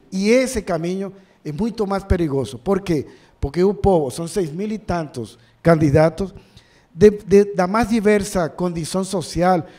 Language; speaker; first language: Portuguese; non-native, learner; Spanish